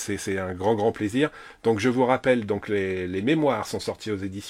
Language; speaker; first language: French; native; French